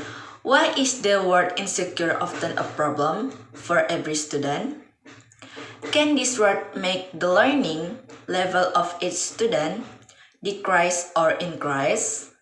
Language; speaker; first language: English; non-native, learner; Indonesian